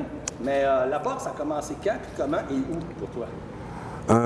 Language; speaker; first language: French; native; French